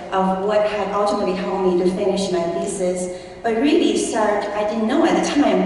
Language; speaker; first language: English; early bilingual, other home language; Chinese